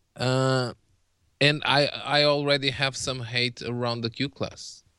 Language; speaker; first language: English; non-native, fluent; Portuguese